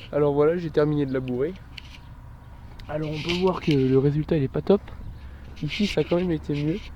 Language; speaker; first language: French; native; French